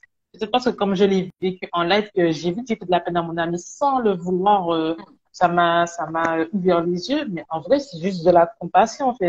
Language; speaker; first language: French; native; French